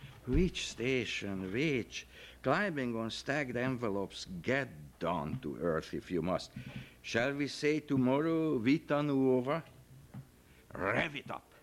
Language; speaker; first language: English; non-native, fluent; Hungarian